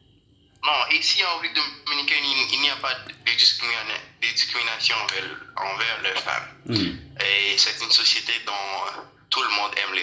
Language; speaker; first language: French; non-native, local second language; Haitian Creole